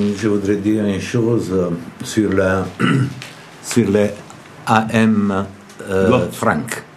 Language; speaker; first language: French; non-native, fluent; Italian